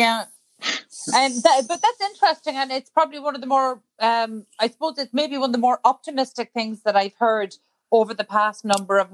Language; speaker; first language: English; native; English